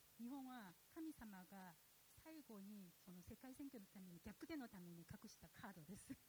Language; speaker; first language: Japanese; non-native, fluent; Korean